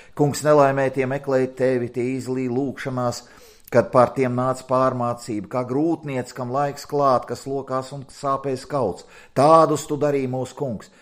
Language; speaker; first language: Latvian; native; Latvian